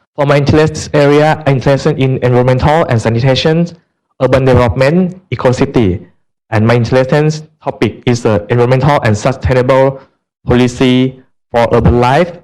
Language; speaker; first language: English; non-native, learner; Thai